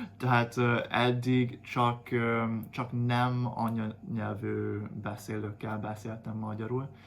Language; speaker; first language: Hungarian; non-native, fluent; English